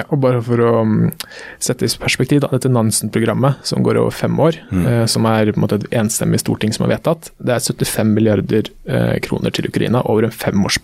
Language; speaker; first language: Norwegian; native; Norwegian